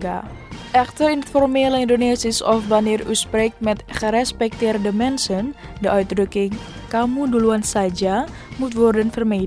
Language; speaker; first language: Dutch; non-native, fluent; Indonesian